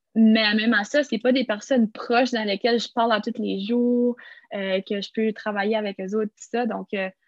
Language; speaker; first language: French; native; French